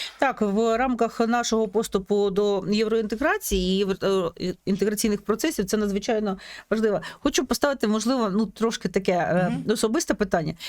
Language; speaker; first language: Ukrainian; native; Ukrainian